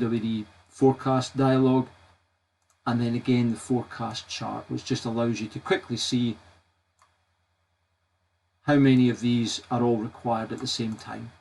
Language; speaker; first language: English; native; English